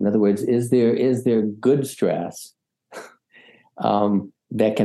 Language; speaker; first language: English; native; English